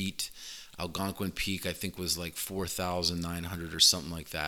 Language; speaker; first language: English; native; English